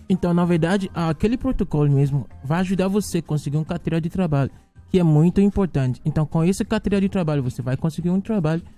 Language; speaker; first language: Portuguese; non-native, fluent; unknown